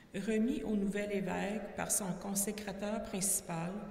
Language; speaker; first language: French; native; French